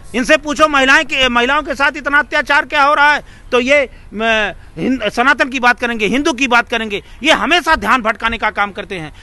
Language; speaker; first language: Hindi; native; Hindi